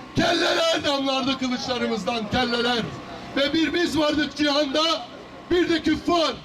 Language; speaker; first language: Turkish; native; Turkish